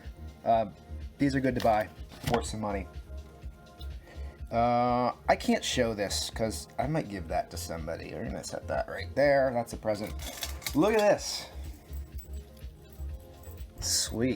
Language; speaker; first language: English; native; English